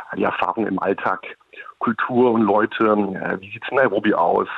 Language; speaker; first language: German; native; German